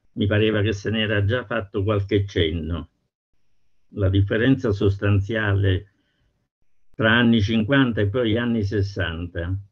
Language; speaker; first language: Italian; native; Italian